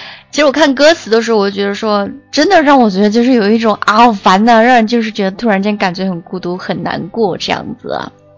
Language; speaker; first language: Chinese; native; Chinese